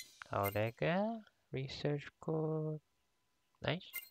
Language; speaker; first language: English; non-native, local second language; Malay